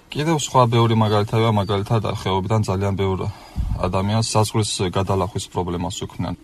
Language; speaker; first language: Georgian; non-native, local second language; Chechen